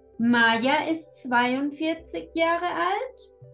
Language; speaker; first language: German; non-native, fluent; Spanish